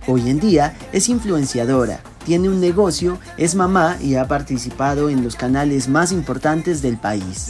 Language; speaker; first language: Spanish; native; Spanish